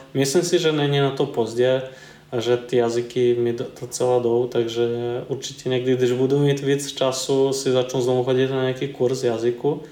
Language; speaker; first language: Czech; non-native, fluent; Serbian